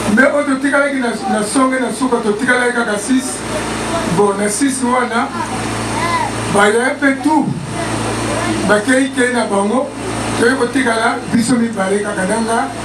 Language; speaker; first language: Lingala; non-native, local second language; Kongo